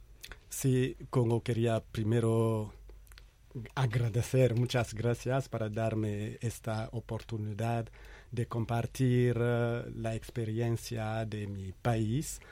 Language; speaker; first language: Spanish; non-native, fluent; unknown